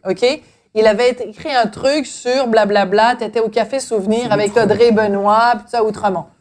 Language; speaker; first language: French; native; French